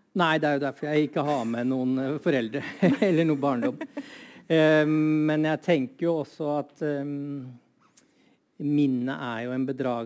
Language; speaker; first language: Norwegian; native; Norwegian